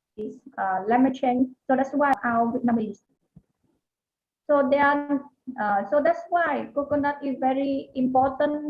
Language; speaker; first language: English; non-native, learner; Vietnamese